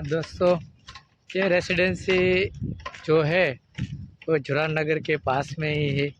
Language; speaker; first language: Hindi; non-native, local second language; Gujarati